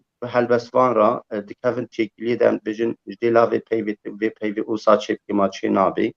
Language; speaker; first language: Kurdish; native; Kurdish